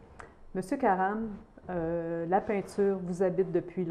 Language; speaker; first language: French; native; French